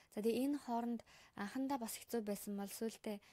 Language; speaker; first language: Mongolian; native; Mongolian